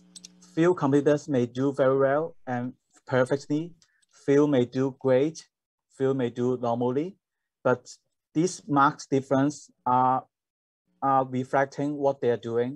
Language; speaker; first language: English; non-native, fluent; Cantonese